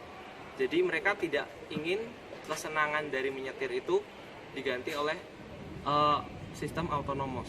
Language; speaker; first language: Indonesian; native; Indonesian